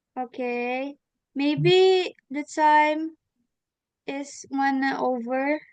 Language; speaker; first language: English; non-native, learner; Indonesian